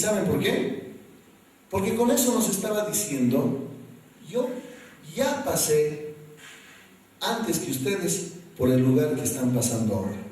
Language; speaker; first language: Spanish; native; Spanish